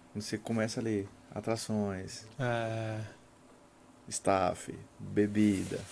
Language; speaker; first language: Portuguese; native; Portuguese